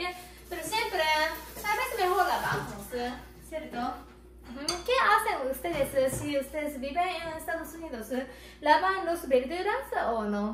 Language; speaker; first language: Spanish; non-native, learner; Japanese